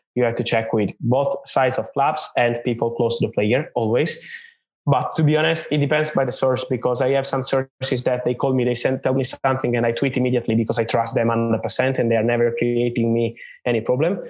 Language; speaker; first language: English; non-native, fluent; Italian